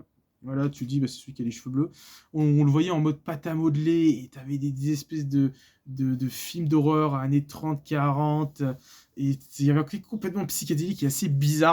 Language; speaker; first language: French; native; French